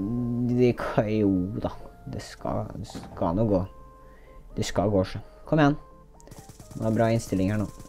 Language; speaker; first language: Norwegian; native; Norwegian